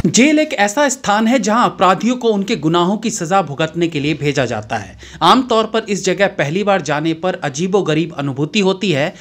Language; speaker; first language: Hindi; native; Hindi